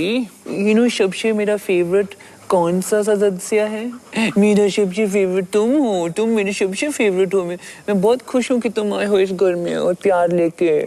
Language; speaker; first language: Hindi; native; Hindi